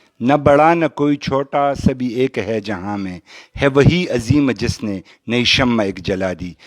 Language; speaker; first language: Urdu; non-native, local second language; Pashto